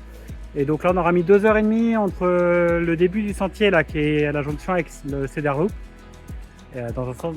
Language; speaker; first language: French; native; French